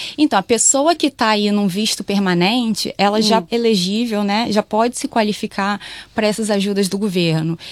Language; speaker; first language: Portuguese; native; Portuguese